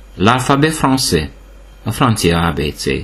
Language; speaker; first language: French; non-native, fluent; Hungarian